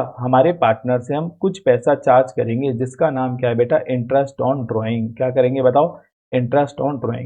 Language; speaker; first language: Hindi; native; Hindi